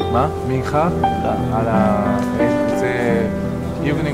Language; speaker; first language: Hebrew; non-native, learner; Korean